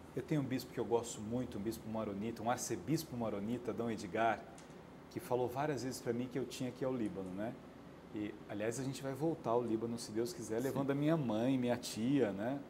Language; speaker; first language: Portuguese; native; Portuguese